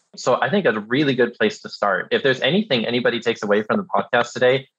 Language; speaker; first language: English; early bilingual, other home language; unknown